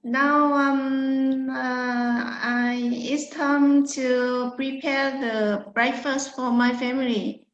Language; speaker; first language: English; non-native, learner; Vietnamese